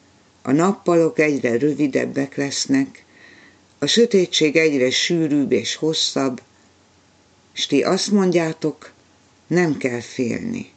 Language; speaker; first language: Hungarian; native; Hungarian